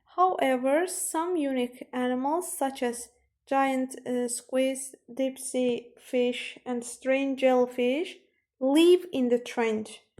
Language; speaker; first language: English; non-native, fluent; Azerbaijani